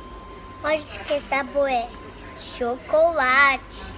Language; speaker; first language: Portuguese; native; Portuguese